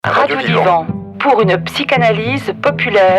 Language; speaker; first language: French; native; French